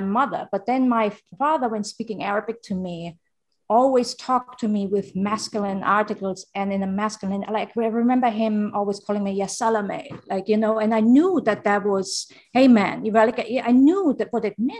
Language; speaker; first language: English; non-native, fluent; German